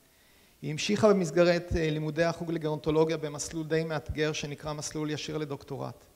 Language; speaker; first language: Hebrew; native; Hebrew